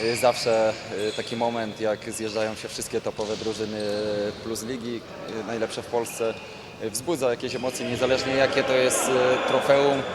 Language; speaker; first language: Polish; native; Polish